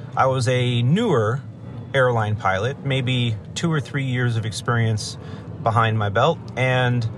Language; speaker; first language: English; native; English